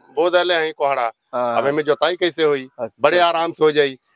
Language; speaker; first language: Hindi; native; Hindi